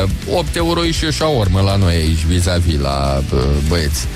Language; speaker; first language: Romanian; native; Romanian